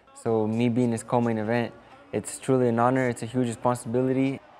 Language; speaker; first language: English; native; English